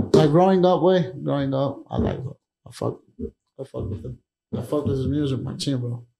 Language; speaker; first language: English; early bilingual, other home language; Spanish